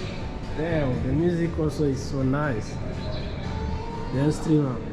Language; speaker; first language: English; non-native, fluent; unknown